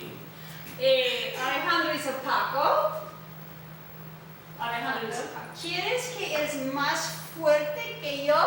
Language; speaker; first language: Spanish; non-native, fluent; English